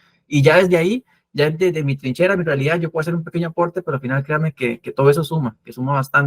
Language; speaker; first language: Spanish; native; Spanish